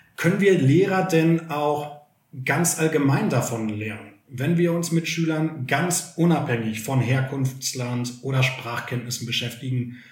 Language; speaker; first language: German; native; German